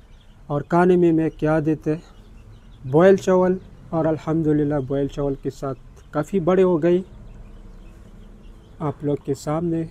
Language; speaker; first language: Hindi; non-native, fluent; Pashto